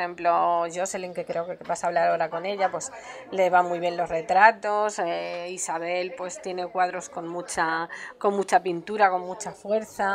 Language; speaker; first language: Spanish; native; Spanish